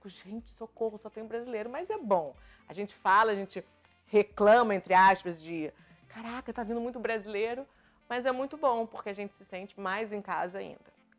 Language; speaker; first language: Portuguese; native; Portuguese